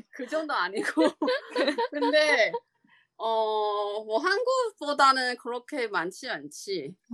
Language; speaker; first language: Korean; non-native, learner; Chinese